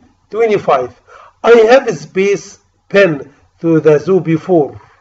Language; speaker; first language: English; non-native, fluent; Arabic